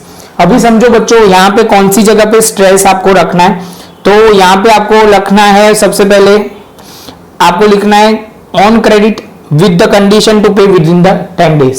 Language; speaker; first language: Hindi; non-native, local second language; Gujarati